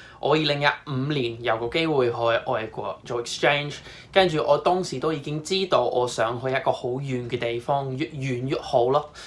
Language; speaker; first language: Cantonese; non-native, fluent; English